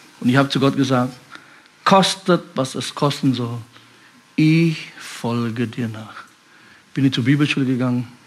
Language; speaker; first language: German; non-native, fluent; Indonesian